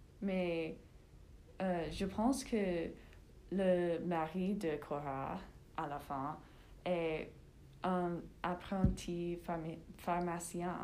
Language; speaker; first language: French; non-native, learner; English